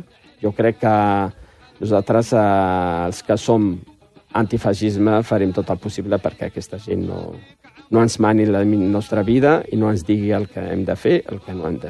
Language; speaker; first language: Catalan; non-native, fluent; Riffian